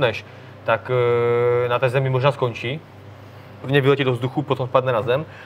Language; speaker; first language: Czech; native; Czech